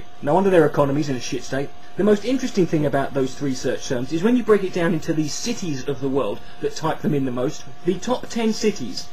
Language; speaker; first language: English; native; English